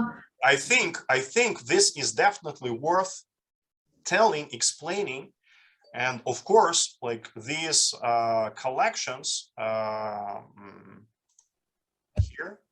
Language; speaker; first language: English; non-native, fluent; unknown